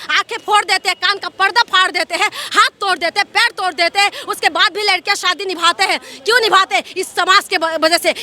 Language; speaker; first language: Hindi; non-native, local second language; Assamese